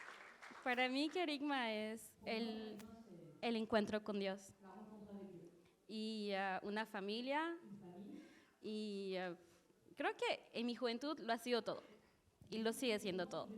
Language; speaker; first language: Spanish; early bilingual, heritage; Spanish